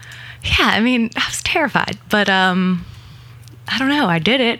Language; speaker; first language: English; native; English